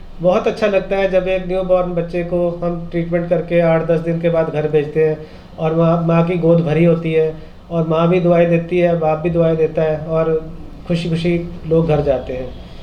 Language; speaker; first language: Hindi; non-native, local second language; Punjabi